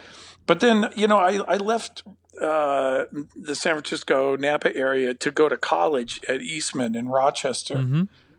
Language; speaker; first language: English; native; English